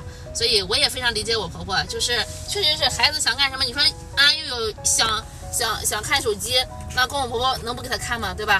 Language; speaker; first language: Chinese; native; Chinese